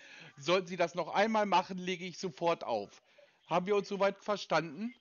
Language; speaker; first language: German; native; German